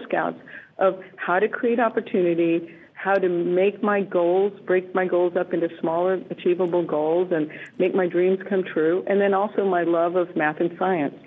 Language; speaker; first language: English; native; English